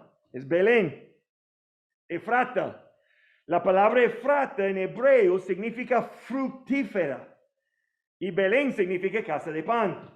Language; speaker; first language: Spanish; non-native, learner; English